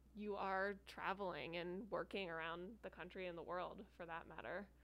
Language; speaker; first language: English; native; English